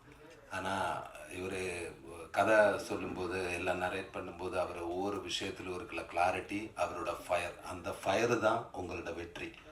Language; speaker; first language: Tamil; non-native, learner; Malayalam